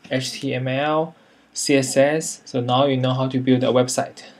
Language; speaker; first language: English; non-native, fluent; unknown